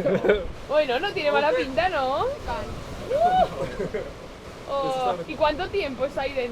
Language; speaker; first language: Spanish; native; Spanish